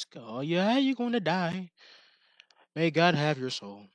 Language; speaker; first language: English; native; English